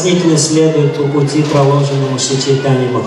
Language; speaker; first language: Russian; native; Russian